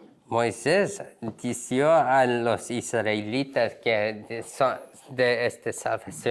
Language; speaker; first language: Spanish; non-native, learner; Korean